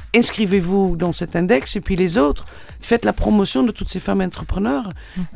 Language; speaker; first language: French; non-native, fluent; Dutch